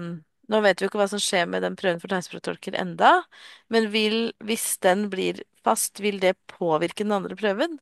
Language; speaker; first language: Norwegian; native; Norwegian